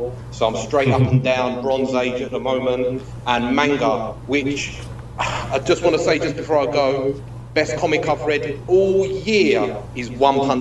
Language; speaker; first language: English; native; English